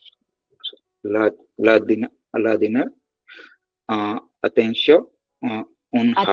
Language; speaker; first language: French; non-native, learner; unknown